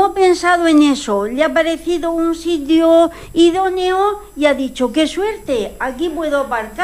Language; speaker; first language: Spanish; native; Spanish